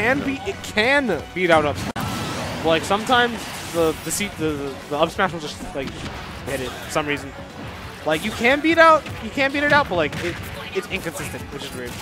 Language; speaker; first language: English; native; English